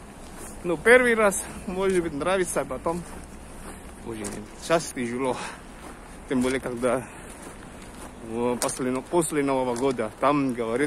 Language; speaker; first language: Russian; non-native, learner; Indonesian